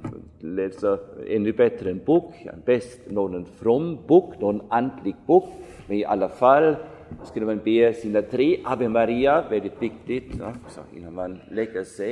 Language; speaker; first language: Swedish; non-native, fluent; German